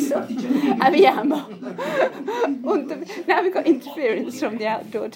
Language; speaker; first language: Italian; non-native, learner; English